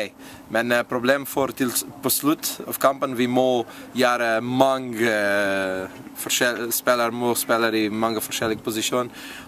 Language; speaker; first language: Norwegian; non-native, learner; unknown